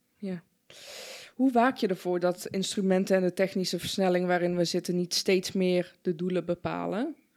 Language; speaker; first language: Dutch; early bilingual, other home language; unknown